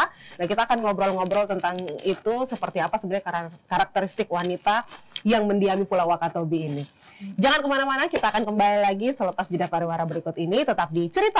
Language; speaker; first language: Indonesian; native; Indonesian